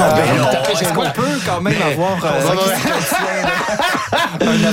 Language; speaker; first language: French; native; French